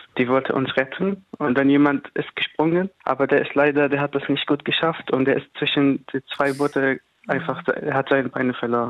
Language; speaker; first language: German; non-native, fluent; Arabic